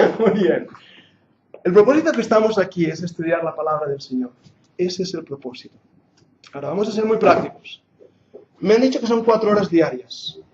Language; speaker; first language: Spanish; non-native, fluent; English